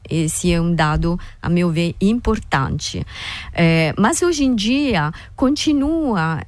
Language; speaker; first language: Portuguese; non-native, fluent; Italian